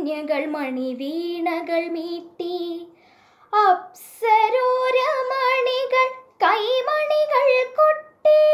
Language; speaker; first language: Malayalam; native; Malayalam